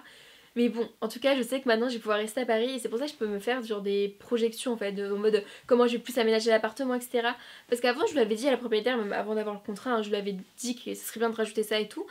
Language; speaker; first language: French; native; French